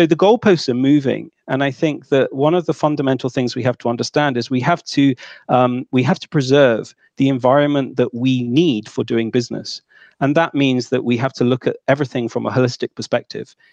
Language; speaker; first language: English; native; English